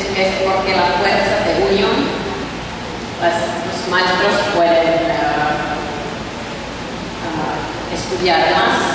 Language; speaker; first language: Spanish; non-native, learner; Finnish